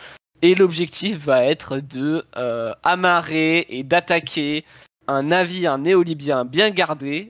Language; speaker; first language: French; native; French